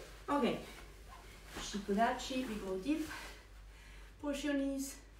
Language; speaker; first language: English; non-native, learner; Swiss German